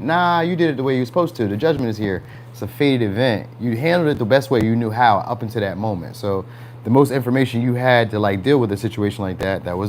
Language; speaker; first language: English; native; English